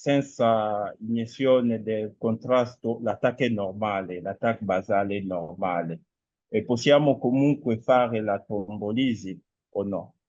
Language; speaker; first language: Italian; non-native, fluent; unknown